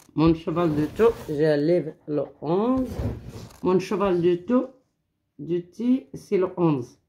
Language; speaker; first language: French; non-native, local second language; Arabic